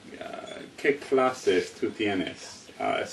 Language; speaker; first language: Spanish; non-native, learner; English